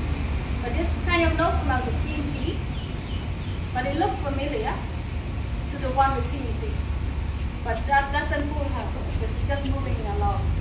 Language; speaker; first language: English; non-native, fluent; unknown